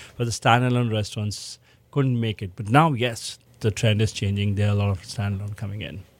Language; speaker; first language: English; non-native, local second language; Hindi